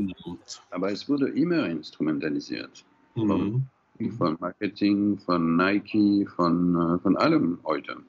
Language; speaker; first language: German; non-native, fluent; French